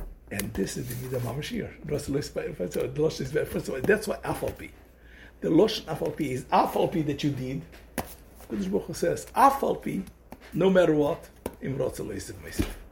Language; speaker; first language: English; native; English